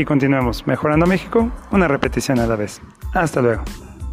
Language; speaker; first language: Spanish; native; Spanish